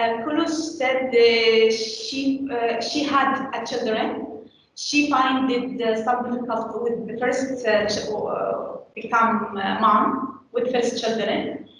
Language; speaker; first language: English; non-native, learner; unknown